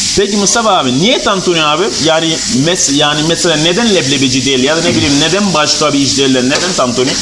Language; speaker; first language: Turkish; non-native, fluent; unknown